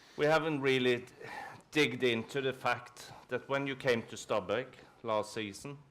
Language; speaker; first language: English; non-native, fluent; Norwegian